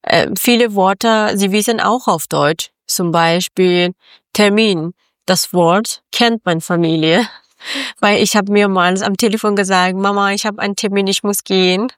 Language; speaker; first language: German; non-native, learner; Persian